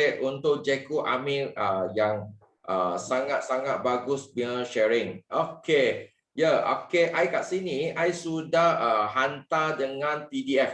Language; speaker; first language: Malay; non-native, local second language; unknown